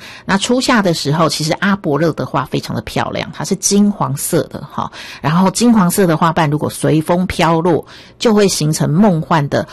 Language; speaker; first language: Chinese; native; Chinese